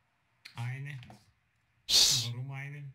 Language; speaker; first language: German; non-native, learner; Bulgarian